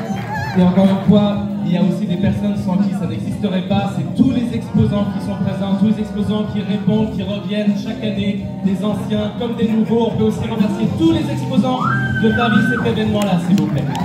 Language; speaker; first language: French; native; French